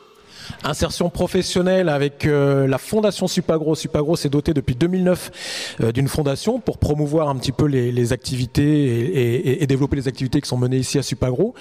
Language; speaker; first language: French; native; French